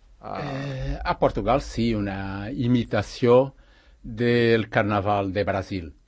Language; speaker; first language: Catalan; non-native, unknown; Portuguese